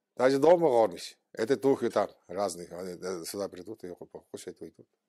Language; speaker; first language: Russian; non-native, local second language; Tuvinian